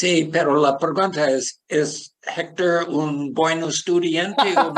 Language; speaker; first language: Spanish; non-native, learner; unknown